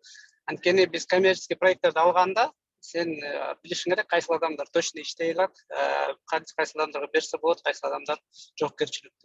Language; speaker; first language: Kyrgyz; native; Kyrgyz